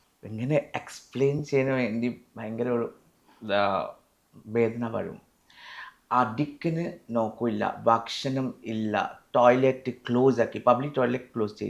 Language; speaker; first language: Malayalam; non-native, fluent; Assamese